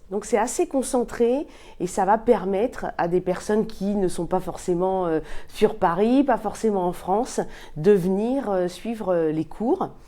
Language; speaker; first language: French; native; French